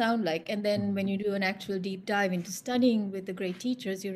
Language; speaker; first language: English; non-native, local second language; Sinhala